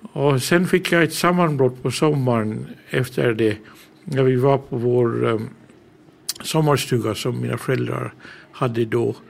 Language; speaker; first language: Swedish; early bilingual, heritage; Swedish